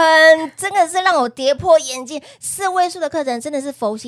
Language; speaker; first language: Chinese; native; Chinese